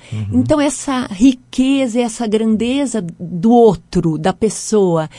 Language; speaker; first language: Portuguese; native; Portuguese